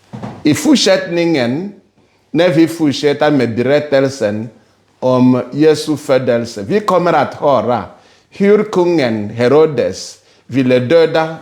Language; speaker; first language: Swedish; non-native, fluent; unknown